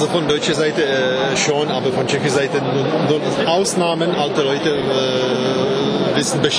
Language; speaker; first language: German; non-native, fluent; Czech